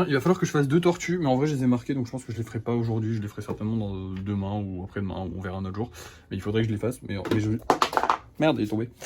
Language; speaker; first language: French; native; French